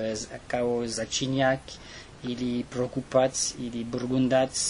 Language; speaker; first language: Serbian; non-native, learner; French